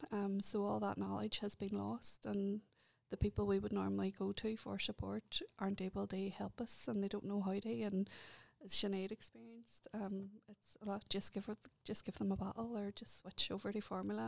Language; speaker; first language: English; native; English